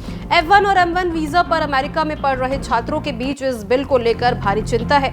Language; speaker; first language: Hindi; native; Hindi